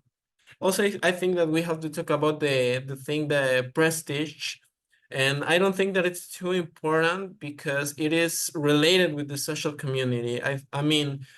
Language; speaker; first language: English; non-native, learner; Spanish